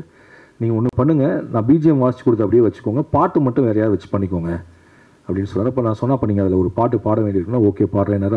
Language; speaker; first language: Tamil; native; Tamil